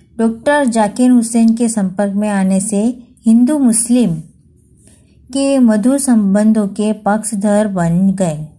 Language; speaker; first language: Hindi; non-native, local second language; Gujarati